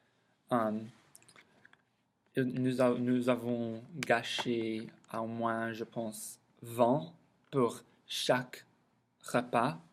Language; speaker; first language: French; non-native, learner; English